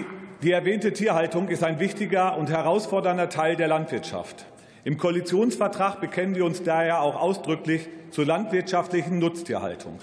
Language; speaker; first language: German; native; German